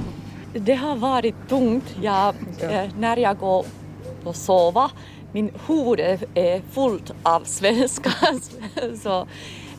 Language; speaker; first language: Swedish; non-native, local second language; Finnish